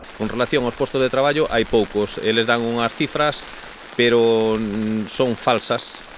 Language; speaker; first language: Galician; native; Galician